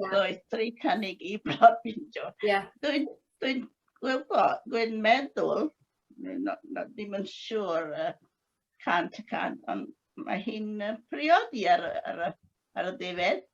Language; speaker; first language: Welsh; non-native, learner; English